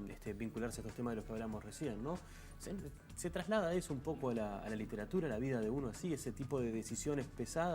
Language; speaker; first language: Spanish; native; Spanish